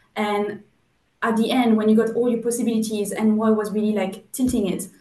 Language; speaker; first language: English; non-native, fluent; French